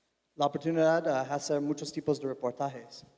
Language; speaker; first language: Spanish; non-native, fluent; English